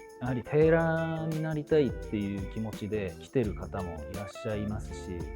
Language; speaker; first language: Japanese; non-native, fluent; Korean